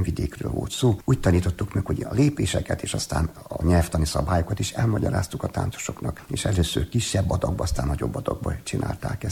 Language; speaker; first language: Hungarian; native; Hungarian